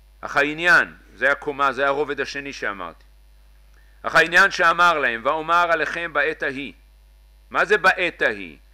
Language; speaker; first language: Hebrew; native; Hebrew